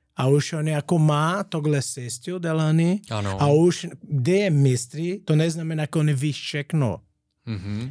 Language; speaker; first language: Czech; non-native, learner; Portuguese